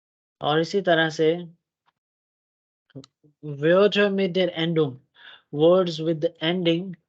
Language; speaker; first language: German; non-native, fluent; Urdu